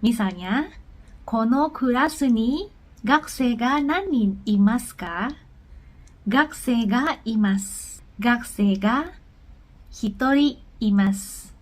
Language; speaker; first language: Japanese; non-native, fluent; Indonesian